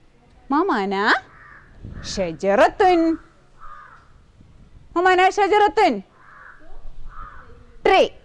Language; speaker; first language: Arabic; non-native, fluent; Malayalam